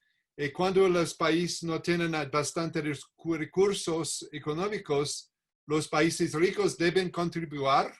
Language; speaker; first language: Spanish; non-native, learner; English